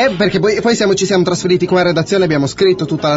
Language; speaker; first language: Italian; native; Italian